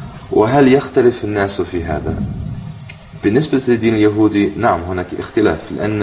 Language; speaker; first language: Arabic; non-native, fluent; English